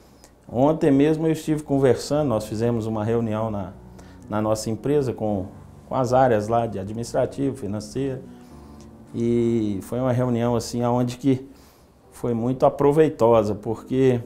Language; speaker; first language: Portuguese; native; Portuguese